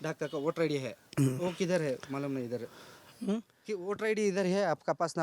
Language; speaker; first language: Hindi; non-native, local second language; Kannada